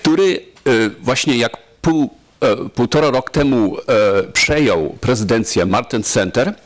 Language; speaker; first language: Polish; non-native, fluent; German